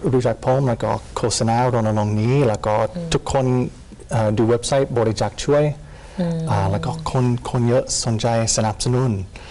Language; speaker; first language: Thai; non-native, learner; English